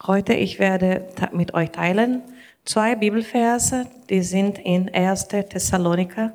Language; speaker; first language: German; non-native, learner; Portuguese